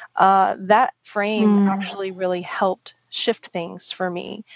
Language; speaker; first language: English; native; English